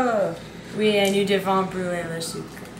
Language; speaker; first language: French; non-native, learner; English